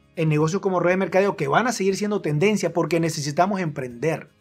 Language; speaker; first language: Spanish; native; Spanish